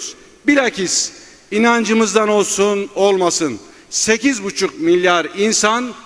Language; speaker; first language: Turkish; native; Turkish